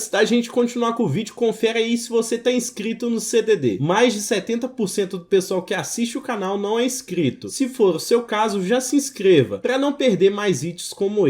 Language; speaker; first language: Portuguese; native; Portuguese